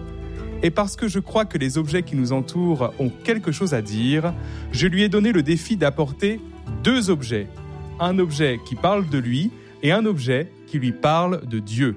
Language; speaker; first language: French; native; French